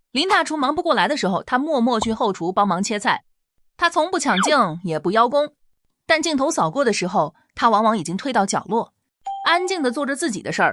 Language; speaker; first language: Chinese; native; Chinese